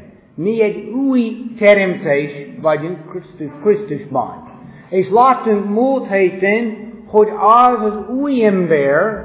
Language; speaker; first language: Hungarian; non-native, fluent; English